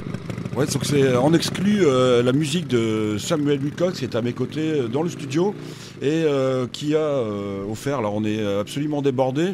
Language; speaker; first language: French; native; French